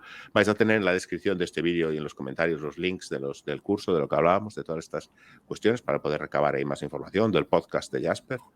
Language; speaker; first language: Spanish; native; Spanish